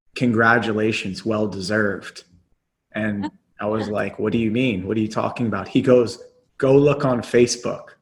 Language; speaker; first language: English; native; English